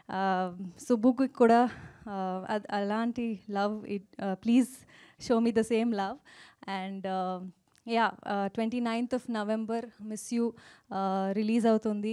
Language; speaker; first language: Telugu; non-native, fluent; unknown